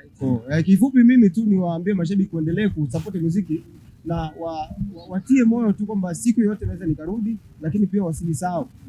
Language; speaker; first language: Swahili; native; Swahili